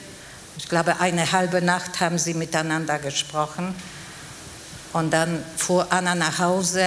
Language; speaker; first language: German; non-native, fluent; Polish